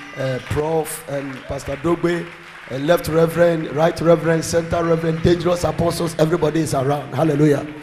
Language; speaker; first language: English; non-native, local second language; Akan